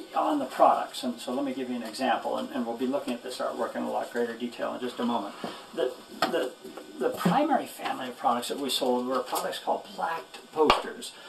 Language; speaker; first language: English; native; English